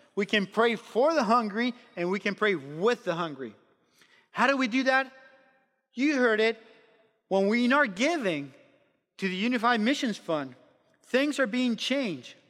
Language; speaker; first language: English; non-native, fluent; Spanish